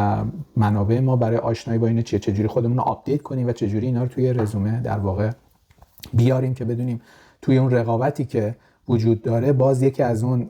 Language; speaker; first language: Persian; native; Persian